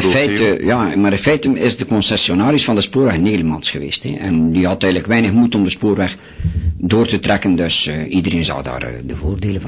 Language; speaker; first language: Dutch; native; Dutch